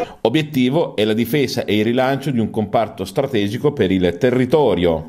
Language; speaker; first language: Italian; native; Italian